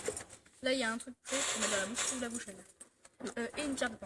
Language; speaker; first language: French; native; French